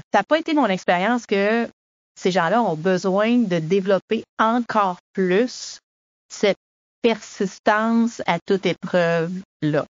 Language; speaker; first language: French; native; French